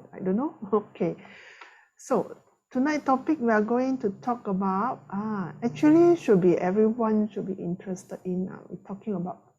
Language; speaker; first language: English; non-native, local second language; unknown